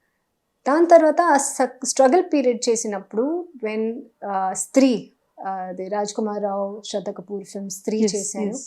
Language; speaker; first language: Telugu; non-native, learner; Hindi